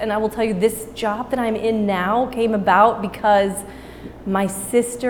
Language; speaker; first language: English; native; English